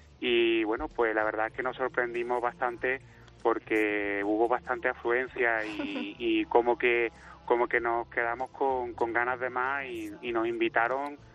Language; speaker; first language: Spanish; native; Spanish